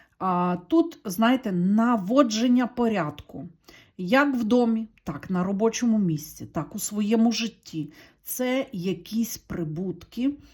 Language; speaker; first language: Ukrainian; non-native, local second language; Russian